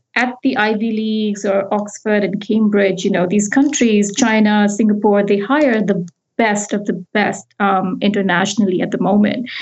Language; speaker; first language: English; non-native, local second language; Hindi